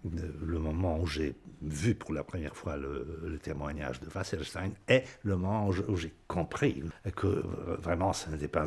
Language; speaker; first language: French; non-native, fluent; Polish